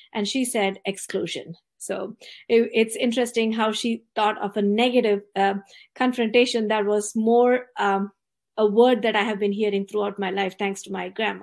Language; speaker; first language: English; non-native, local second language; Tamil